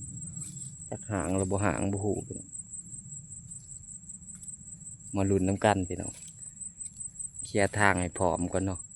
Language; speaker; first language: Thai; non-native, local second language; Northeastern Thai